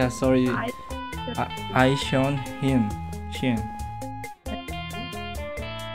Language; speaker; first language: English; non-native, learner; Indonesian